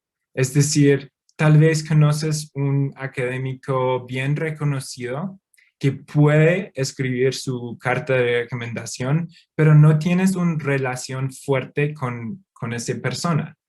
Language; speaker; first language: Spanish; non-native, fluent; English